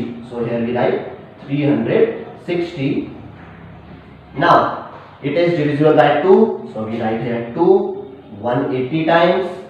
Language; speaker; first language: English; non-native, local second language; Hindi